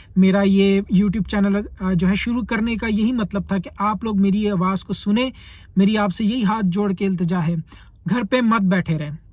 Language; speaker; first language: Urdu; native; Urdu